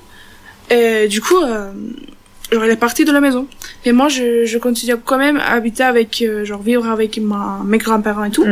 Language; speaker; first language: French; non-native, learner; Turkish